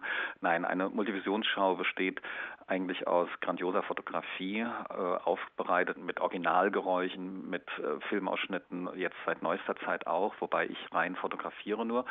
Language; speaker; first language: German; native; German